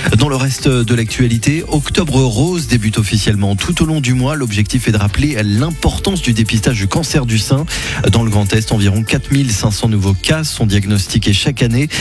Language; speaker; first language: French; native; French